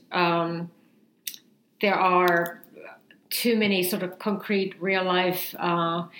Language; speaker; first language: English; non-native, fluent; Finnish